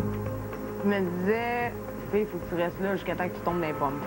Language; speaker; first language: French; native; French